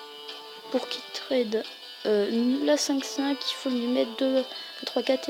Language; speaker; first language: French; native; French